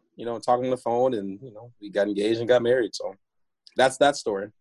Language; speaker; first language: English; native; English